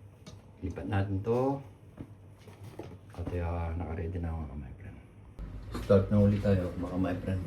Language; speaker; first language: Filipino; native; Filipino